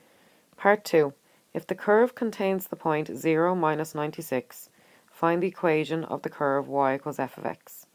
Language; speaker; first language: English; native; English